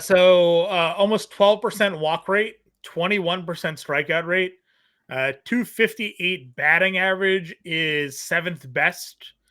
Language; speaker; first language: English; native; English